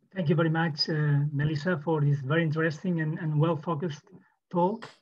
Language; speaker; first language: English; non-native, fluent; Catalan